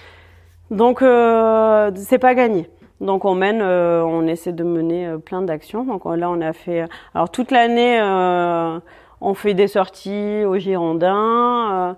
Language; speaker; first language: French; native; French